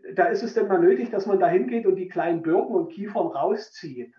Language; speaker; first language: German; native; German